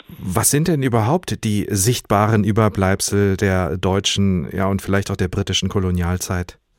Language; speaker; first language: German; native; German